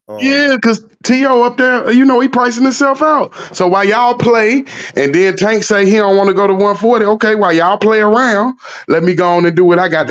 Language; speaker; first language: English; native; English